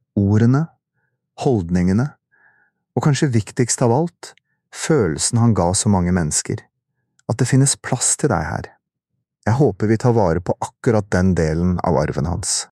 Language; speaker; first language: Norwegian; early bilingual, other home language; Urdu